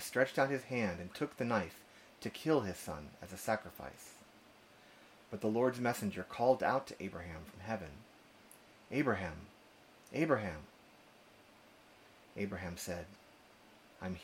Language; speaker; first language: English; native; English